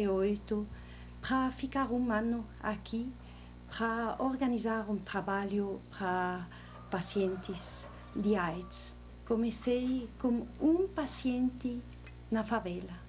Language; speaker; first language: Portuguese; non-native, fluent; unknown